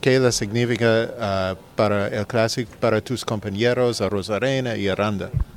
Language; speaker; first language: Spanish; non-native, learner; English